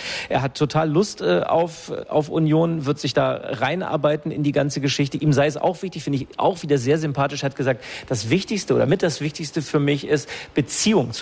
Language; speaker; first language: German; native; German